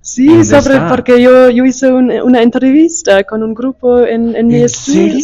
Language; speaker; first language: Spanish; non-native, fluent; German